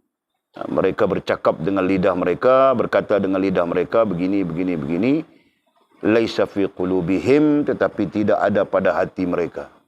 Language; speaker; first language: Malay; native; Malay